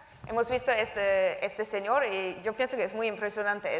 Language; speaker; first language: Spanish; non-native, fluent; German